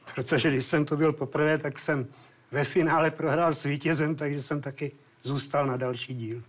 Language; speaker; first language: Czech; native; Czech